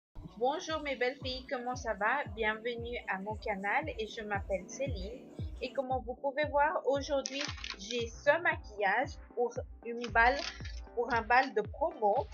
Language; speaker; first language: French; non-native, learner; Spanish